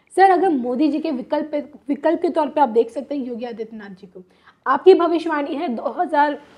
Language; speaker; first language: Hindi; native; Hindi